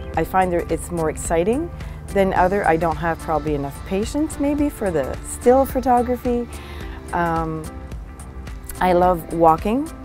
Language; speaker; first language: English; native; English